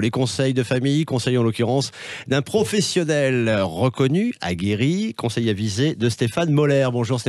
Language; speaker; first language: French; native; French